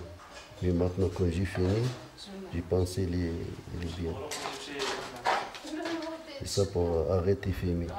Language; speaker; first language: French; non-native, local second language; Arabic